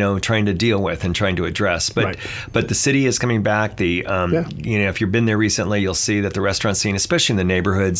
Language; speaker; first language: English; native; English